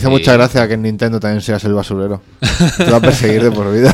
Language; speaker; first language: Spanish; native; Spanish